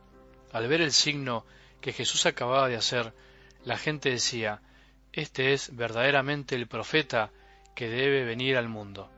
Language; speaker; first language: Spanish; native; Spanish